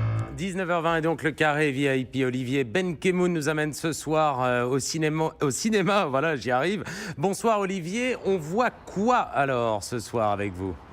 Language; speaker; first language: French; native; French